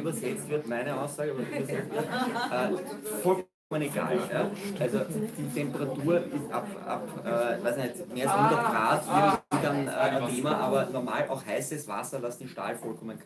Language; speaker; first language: German; native; German